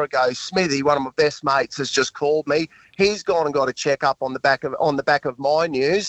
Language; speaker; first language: English; native; English